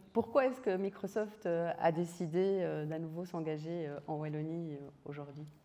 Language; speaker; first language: French; native; French